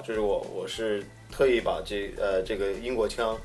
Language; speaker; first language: Chinese; non-native, fluent; English